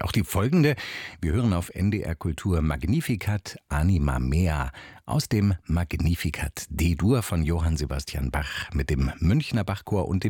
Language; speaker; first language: German; native; German